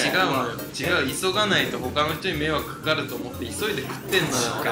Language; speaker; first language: Japanese; non-native, fluent; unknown